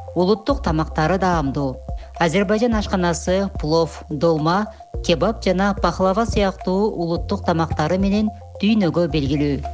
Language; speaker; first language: Kyrgyz; native; Kyrgyz